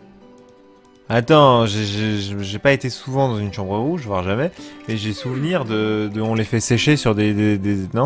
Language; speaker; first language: French; native; French